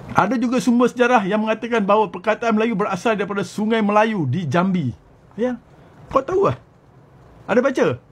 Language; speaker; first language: Malay; native; Malay